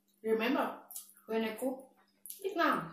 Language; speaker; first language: English; non-native, learner; Vietnamese